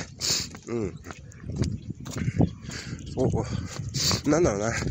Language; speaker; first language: Japanese; native; Japanese